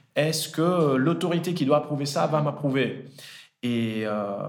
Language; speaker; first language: French; early bilingual, other home language; Italian